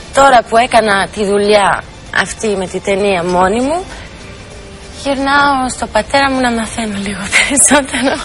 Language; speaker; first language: Greek; non-native, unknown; French